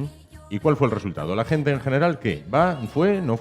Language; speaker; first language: Spanish; native; Spanish